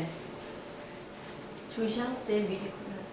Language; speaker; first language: French; non-native, learner; Korean